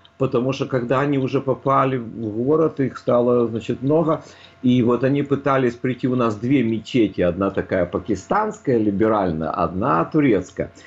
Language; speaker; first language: Russian; native; Russian